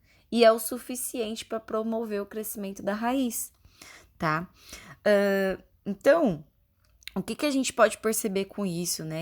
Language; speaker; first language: Portuguese; native; Portuguese